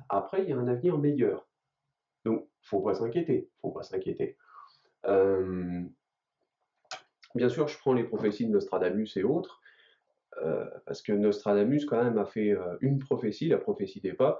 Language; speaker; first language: French; native; French